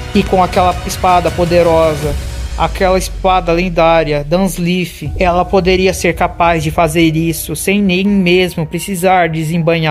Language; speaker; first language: Portuguese; native; Portuguese